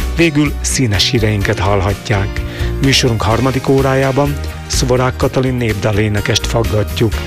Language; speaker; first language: Hungarian; native; Hungarian